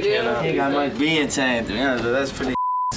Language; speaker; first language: English; native; English